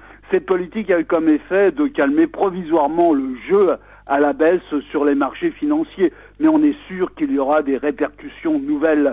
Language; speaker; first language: French; native; French